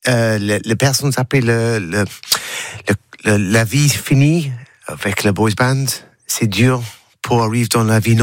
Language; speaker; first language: French; non-native, learner; English